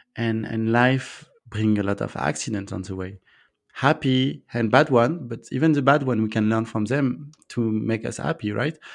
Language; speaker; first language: English; non-native, fluent; French